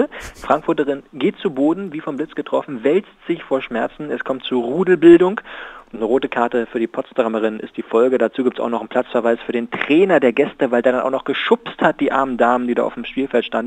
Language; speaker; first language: German; native; German